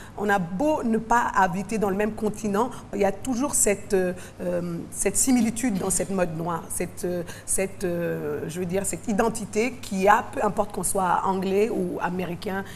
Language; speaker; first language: French; non-native, local second language; Wolof